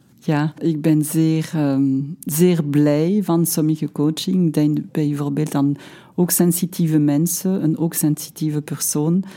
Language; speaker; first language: Dutch; non-native, local second language; French